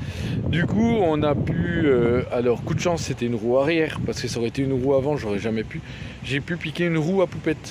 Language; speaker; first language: French; native; French